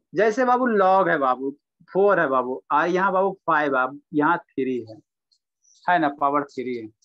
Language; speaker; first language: Hindi; native; Hindi